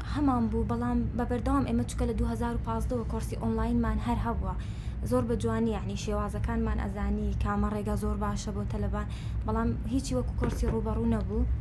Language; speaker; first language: Central Kurdish; non-native, local second language; Kurdish